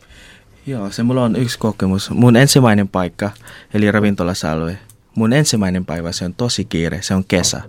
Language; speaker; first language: Finnish; non-native, learner; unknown